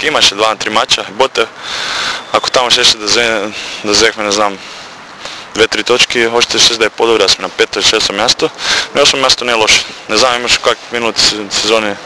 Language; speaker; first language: Bulgarian; non-native, learner; Croatian